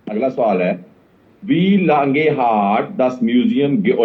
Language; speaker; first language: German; non-native, fluent; Urdu